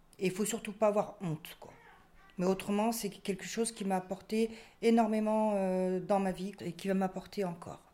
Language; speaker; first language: French; native; French